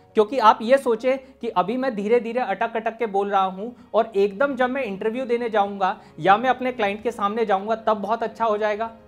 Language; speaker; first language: Hindi; native; Hindi